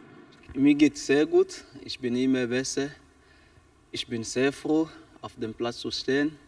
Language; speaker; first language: German; non-native, learner; French